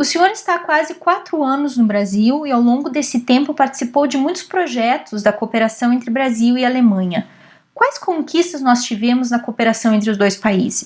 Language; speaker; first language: Portuguese; native; Portuguese